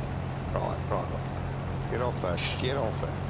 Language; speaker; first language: English; native; English